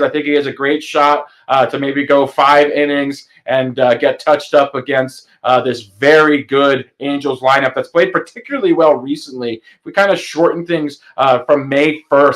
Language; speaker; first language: English; native; English